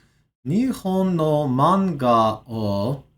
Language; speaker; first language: Japanese; non-native, learner; English